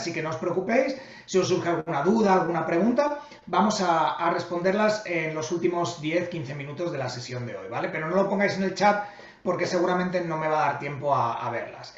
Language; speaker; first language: Spanish; native; Spanish